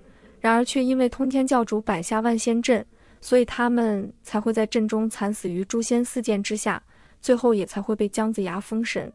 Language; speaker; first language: Chinese; native; Chinese